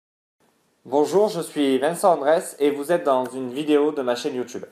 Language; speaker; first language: French; native; French